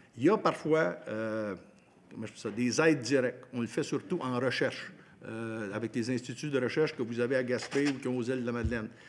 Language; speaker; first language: French; native; French